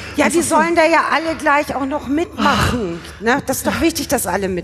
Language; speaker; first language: German; native; German